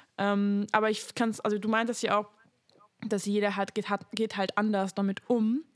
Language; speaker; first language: German; non-native, fluent; Hungarian